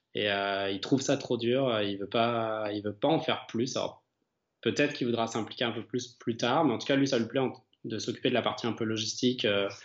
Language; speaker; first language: French; native; French